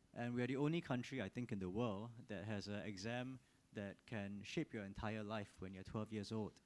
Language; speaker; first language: English; native; English